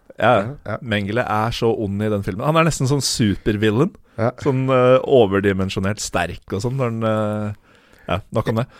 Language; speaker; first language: Norwegian; native; Norwegian